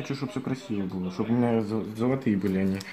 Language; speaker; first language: Russian; native; Russian